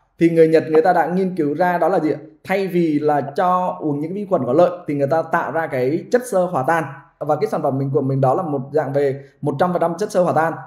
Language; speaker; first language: Vietnamese; native; Vietnamese